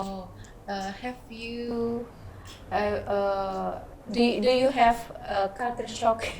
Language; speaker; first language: English; non-native, learner; Indonesian